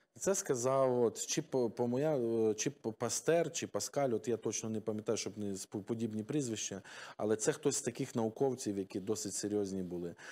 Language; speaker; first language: Ukrainian; native; Ukrainian